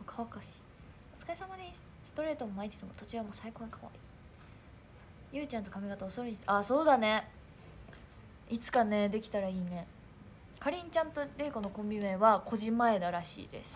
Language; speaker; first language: Japanese; native; Japanese